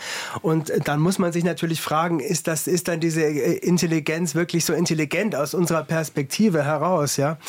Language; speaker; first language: German; native; German